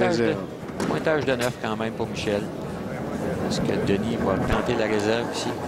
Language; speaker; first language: French; native; French